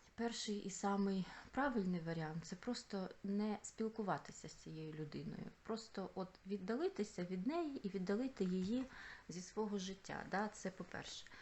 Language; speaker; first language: Ukrainian; non-native, local second language; Russian